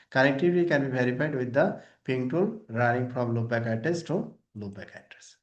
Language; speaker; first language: English; non-native, local second language; Bangla